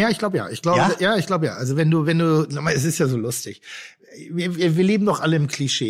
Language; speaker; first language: German; native; German